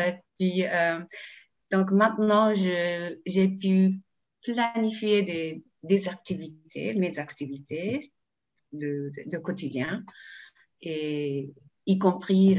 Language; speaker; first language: French; non-native, learner; Japanese